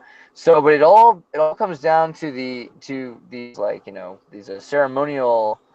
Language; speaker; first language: English; native; English